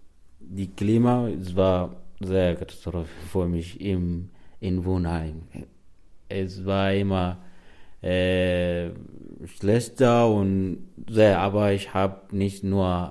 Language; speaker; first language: German; non-native, learner; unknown